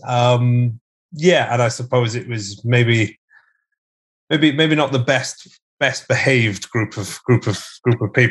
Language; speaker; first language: English; native; English